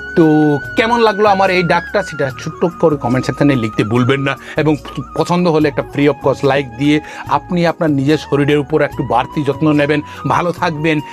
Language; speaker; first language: Bangla; non-native, local second language; Kok Borok